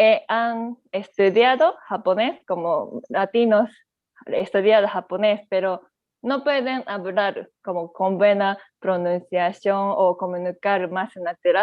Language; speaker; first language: Spanish; non-native, learner; Japanese